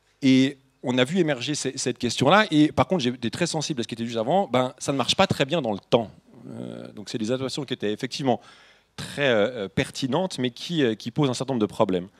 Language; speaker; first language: French; native; French